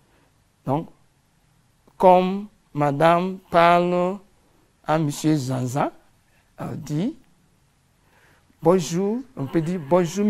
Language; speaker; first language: French; non-native, fluent; English